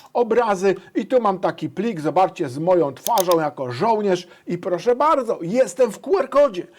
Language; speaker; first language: Polish; native; Polish